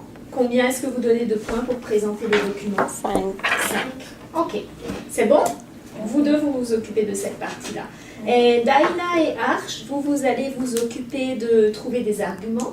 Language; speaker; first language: French; native; French